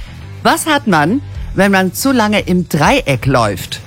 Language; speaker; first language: German; native; German